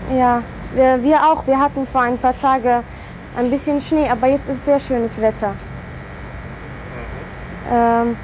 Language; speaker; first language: German; non-native, fluent; Arabic